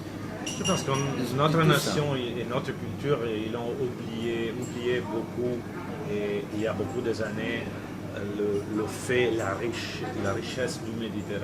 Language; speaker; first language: French; non-native, fluent; Italian